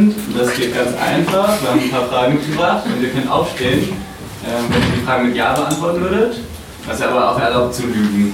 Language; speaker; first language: German; native; German